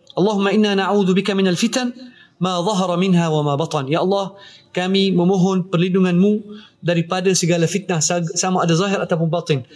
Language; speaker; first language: Malay; native; Malay